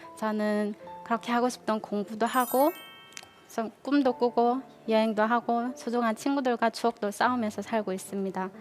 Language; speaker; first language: Korean; native; Korean